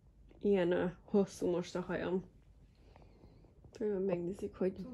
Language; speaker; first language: Hungarian; early bilingual, heritage; English